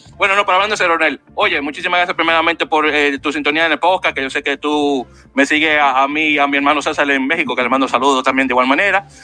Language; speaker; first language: Spanish; native; Spanish